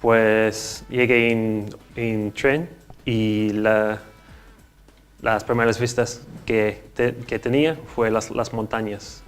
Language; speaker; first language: Spanish; non-native, learner; English